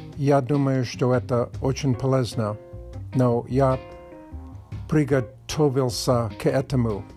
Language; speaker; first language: Russian; non-native, learner; English